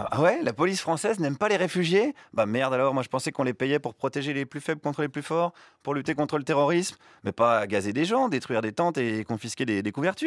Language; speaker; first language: French; native; French